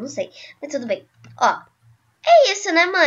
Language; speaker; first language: Portuguese; native; Portuguese